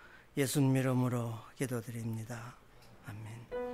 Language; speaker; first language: Korean; native; Korean